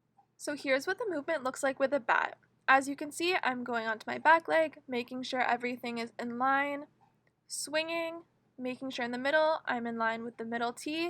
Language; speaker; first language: English; native; English